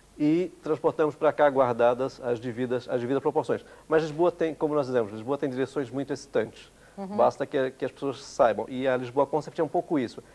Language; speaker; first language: Portuguese; early bilingual, other home language; Italian